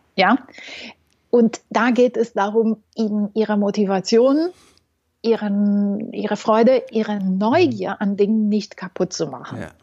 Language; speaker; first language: German; non-native, fluent; Romanian